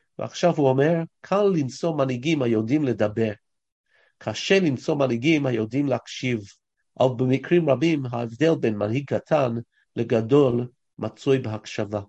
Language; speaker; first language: Hebrew; non-native, fluent; English